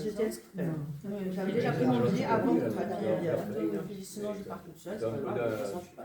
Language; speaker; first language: French; native; French